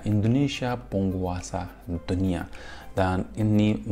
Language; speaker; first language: Indonesian; non-native, fluent; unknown